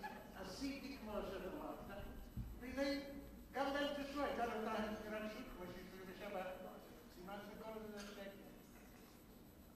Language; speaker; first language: Hebrew; non-native, fluent; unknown